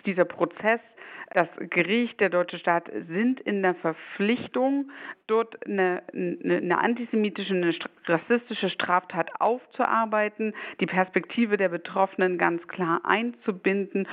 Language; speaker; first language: German; native; German